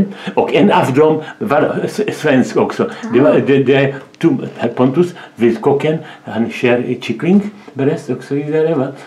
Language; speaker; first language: Swedish; non-native, learner; Czech